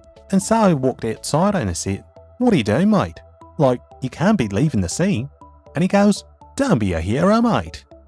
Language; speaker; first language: English; non-native, fluent; Chinese